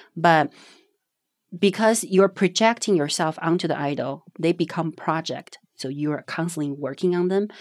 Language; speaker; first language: English; non-native, fluent; Chinese